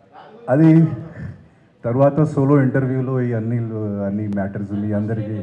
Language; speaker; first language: Telugu; non-native, local second language; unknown